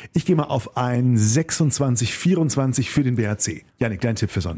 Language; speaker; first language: German; native; German